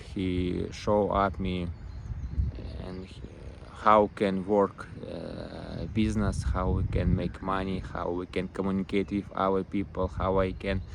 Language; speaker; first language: English; non-native, learner; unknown